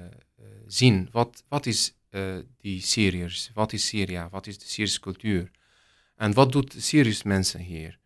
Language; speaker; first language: Dutch; non-native, learner; Arabic